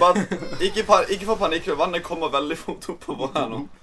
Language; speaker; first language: Norwegian; native; Norwegian